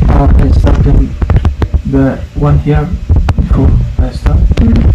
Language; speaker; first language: English; non-native, learner; Persian